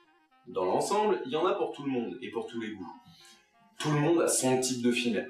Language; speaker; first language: French; native; French